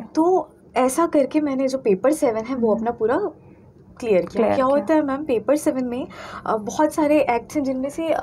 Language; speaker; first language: Hindi; native; Hindi